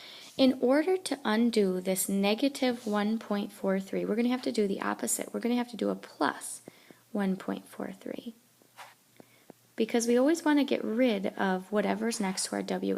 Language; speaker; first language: English; native; English